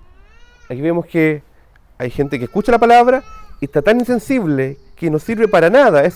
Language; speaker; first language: Spanish; native; Spanish